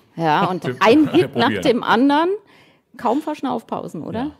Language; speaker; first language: German; native; German